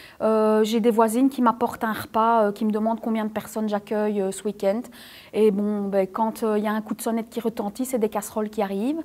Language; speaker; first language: French; native; French